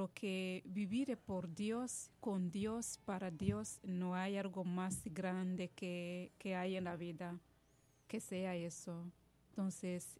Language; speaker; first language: Spanish; non-native, fluent; Kinyarwanda